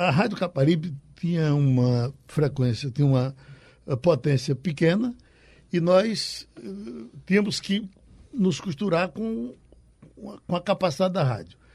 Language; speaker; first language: Portuguese; native; Portuguese